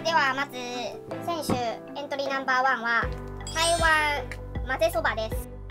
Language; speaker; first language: Japanese; non-native, learner; Chinese